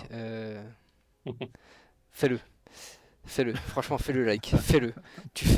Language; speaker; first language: French; native; French